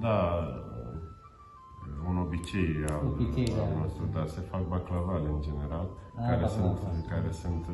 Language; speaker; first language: Romanian; non-native, local second language; Crimean Tatar